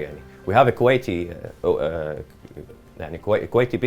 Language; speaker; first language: English; non-native, learner; Arabic